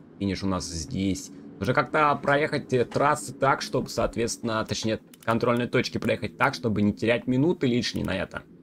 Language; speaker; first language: Russian; native; Russian